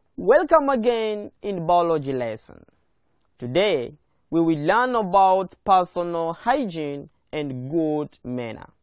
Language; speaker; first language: English; non-native, local second language; Swahili